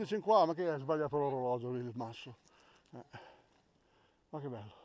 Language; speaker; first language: Italian; native; Italian